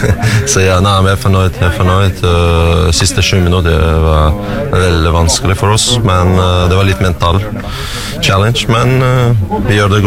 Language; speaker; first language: Norwegian; non-native, learner; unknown